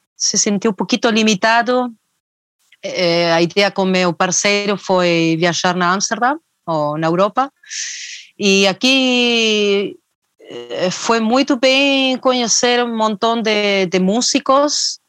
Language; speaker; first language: Portuguese; non-native, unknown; Spanish